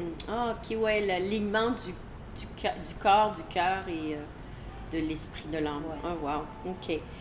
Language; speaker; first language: French; native; French